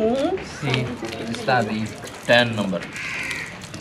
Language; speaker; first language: Spanish; non-native, learner; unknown